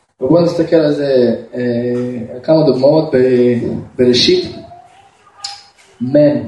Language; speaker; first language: Hebrew; non-native, fluent; Russian